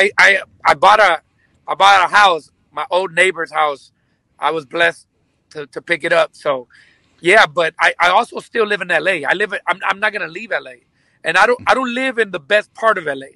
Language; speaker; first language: English; early bilingual, other home language; Spanish